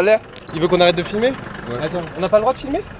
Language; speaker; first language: French; native; French